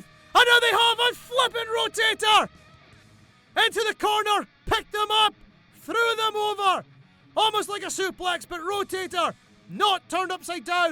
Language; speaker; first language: English; native; English